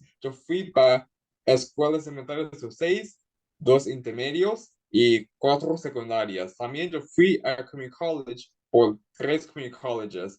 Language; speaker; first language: Spanish; early bilingual, heritage; Spanish